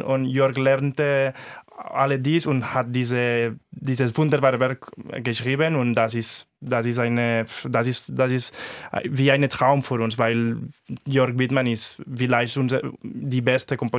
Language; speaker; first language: German; non-native, fluent; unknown